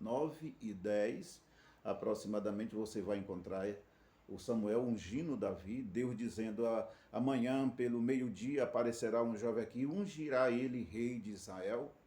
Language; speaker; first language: Portuguese; native; Portuguese